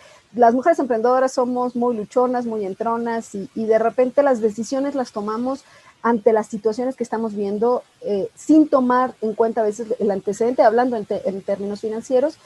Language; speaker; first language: Spanish; native; Spanish